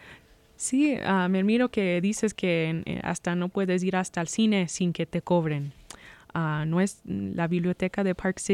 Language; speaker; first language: Spanish; early bilingual, heritage; Spanish